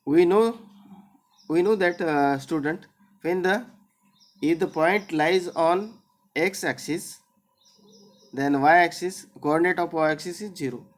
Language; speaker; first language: English; non-native, local second language; Marathi